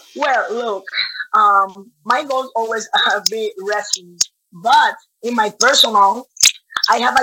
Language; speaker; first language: English; non-native, learner; Spanish